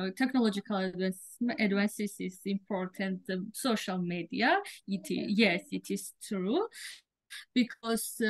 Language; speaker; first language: English; non-native, learner; Georgian